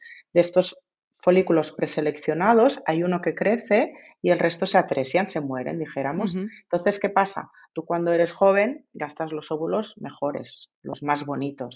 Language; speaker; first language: Spanish; native; Spanish